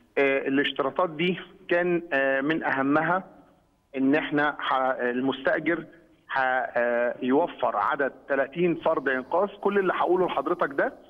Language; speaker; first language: Egyptian Arabic; native; Egyptian Arabic